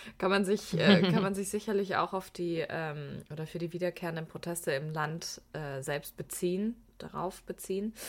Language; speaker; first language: German; early bilingual, other home language; Persian